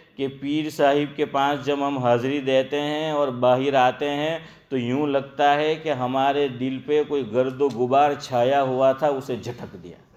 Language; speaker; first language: Hindi; non-native, local second language; Gujarati